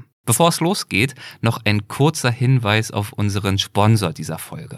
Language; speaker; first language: German; native; German